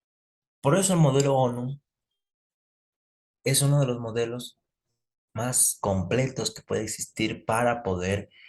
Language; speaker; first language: Spanish; native; Spanish